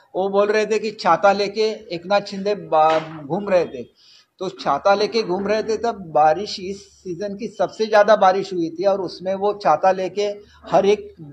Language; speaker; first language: Hindi; non-native, local second language; Marathi